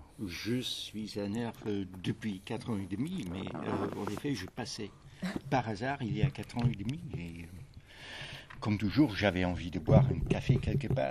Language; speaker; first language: French; non-native, fluent; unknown